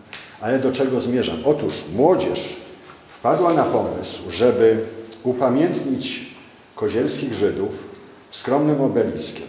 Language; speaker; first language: Polish; native; Polish